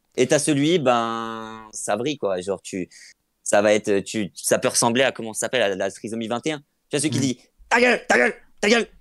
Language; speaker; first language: French; native; French